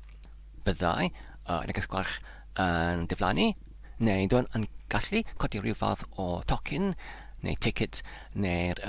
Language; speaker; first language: Welsh; non-native, learner; Polish